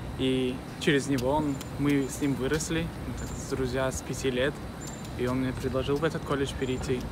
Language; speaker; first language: Russian; non-native, local second language; Tajik